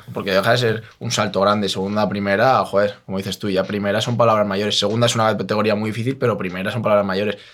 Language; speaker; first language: Spanish; native; Spanish